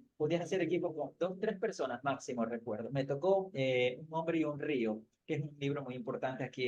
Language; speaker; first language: Spanish; native; Spanish